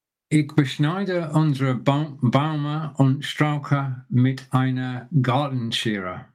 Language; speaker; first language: German; non-native, learner; English